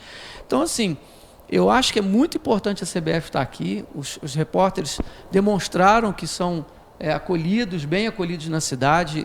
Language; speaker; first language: Portuguese; native; Portuguese